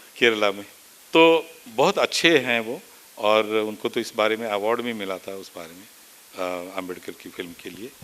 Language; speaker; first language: Hindi; non-native, local second language; Marathi